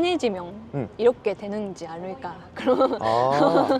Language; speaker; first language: Korean; non-native, learner; Japanese